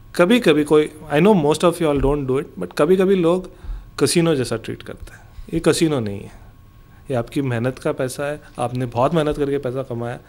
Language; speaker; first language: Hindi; non-native, local second language; Gujarati